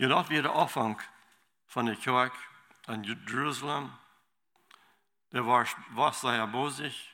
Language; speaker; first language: German; non-native, learner; Low German